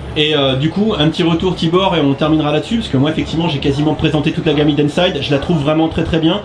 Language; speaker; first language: French; native; French